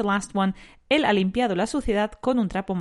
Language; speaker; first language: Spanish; native; Spanish